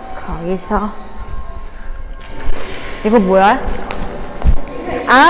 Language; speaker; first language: Korean; non-native, learner; Vietnamese